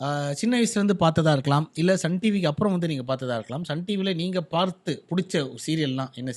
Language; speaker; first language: Tamil; native; Tamil